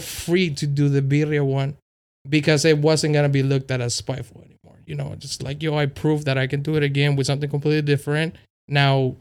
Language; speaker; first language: English; non-native, fluent; Spanish